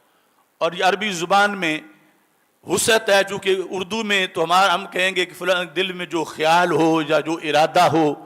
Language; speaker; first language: Urdu; native; Urdu